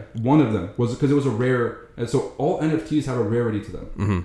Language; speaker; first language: English; early bilingual, other home language; Arabic